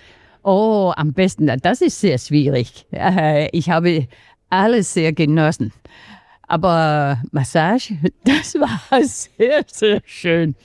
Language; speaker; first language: German; non-native, fluent; Danish